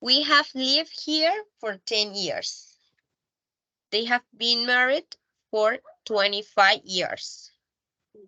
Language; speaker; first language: English; non-native, learner; Spanish